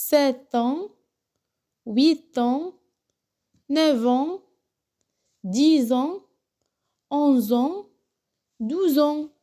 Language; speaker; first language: French; non-native, local second language; Arabic